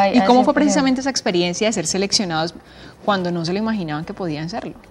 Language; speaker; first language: Spanish; native; Spanish